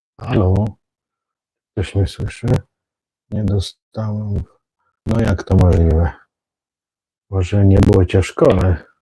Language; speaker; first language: Polish; native; Polish